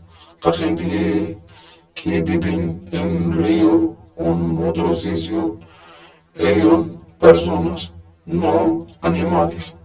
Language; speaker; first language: Spanish; non-native, learner; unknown